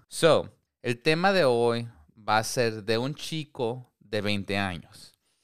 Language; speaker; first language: Spanish; early bilingual, heritage; Spanish